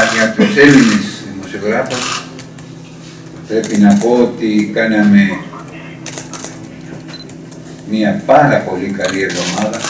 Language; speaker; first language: Greek; non-native, learner; Spanish